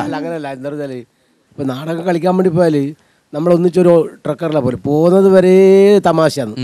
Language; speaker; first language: Malayalam; native; Malayalam